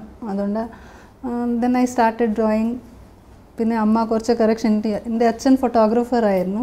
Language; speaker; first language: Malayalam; early bilingual, heritage; Malayalam